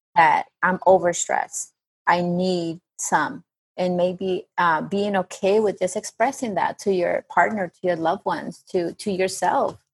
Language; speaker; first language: English; non-native, fluent; Spanish